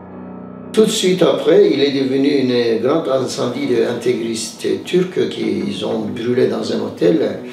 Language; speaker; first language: French; non-native, fluent; Turkish